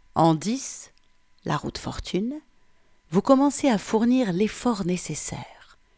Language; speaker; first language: French; native; French